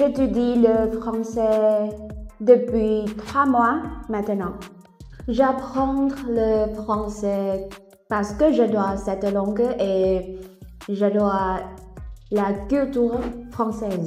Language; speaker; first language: French; non-native, learner; Vietnamese